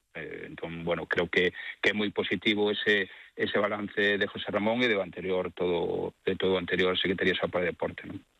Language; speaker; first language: Galician; non-native, local second language; Spanish